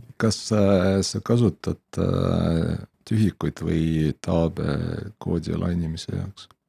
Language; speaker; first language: Estonian; native; Estonian